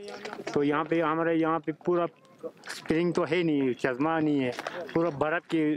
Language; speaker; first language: Hindi; non-native, local second language; Ladakhi